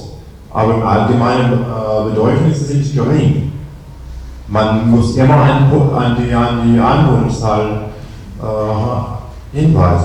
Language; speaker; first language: German; non-native, fluent; English